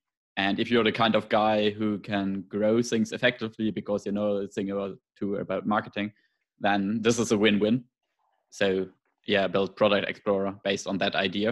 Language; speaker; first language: English; non-native, fluent; German